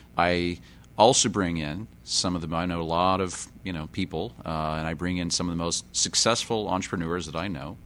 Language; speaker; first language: English; native; English